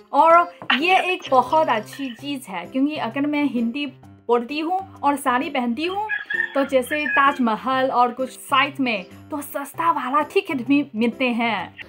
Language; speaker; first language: Hindi; non-native, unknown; Chinese